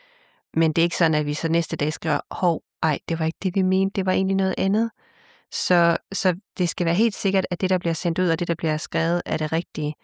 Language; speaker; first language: Danish; native; Danish